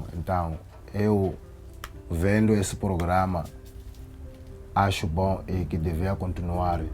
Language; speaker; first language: Portuguese; non-native, local second language; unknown